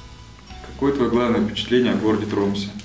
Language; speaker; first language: Russian; native; Russian